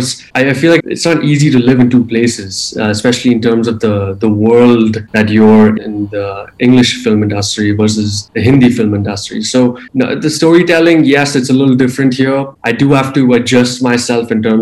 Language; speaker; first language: English; non-native, local second language; Hindi